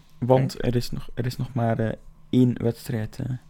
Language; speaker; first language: Dutch; native; Dutch